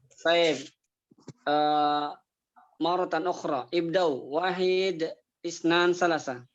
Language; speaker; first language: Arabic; non-native, fluent; Indonesian